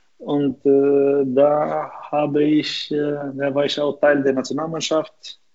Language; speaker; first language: German; non-native, fluent; Albanian